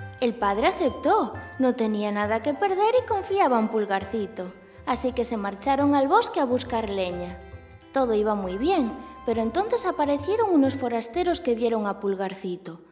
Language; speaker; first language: Spanish; native; Spanish